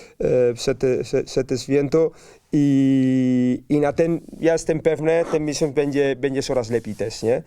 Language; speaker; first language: Polish; non-native, learner; Spanish